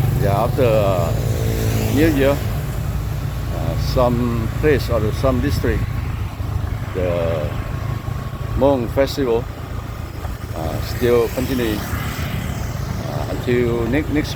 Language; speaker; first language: English; non-native, local second language; Lao